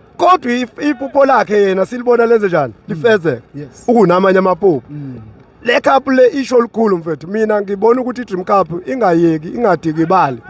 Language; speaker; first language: Zulu; native; Zulu